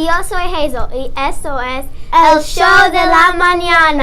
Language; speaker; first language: Spanish; non-native, learner; English